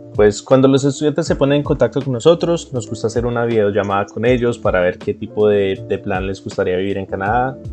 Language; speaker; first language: Spanish; early bilingual, heritage; Spanish